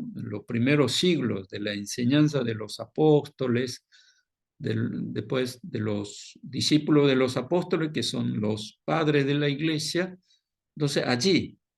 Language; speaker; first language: Spanish; non-native, fluent; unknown